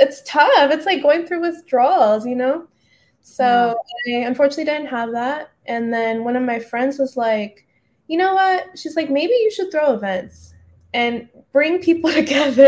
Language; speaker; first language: English; native; English